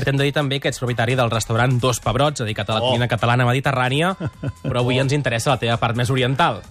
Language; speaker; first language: Catalan; native; Catalan